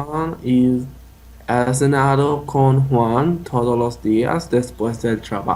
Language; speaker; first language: Spanish; non-native, learner; English